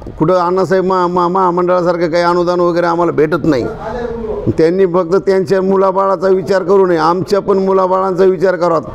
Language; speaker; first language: Marathi; native; Marathi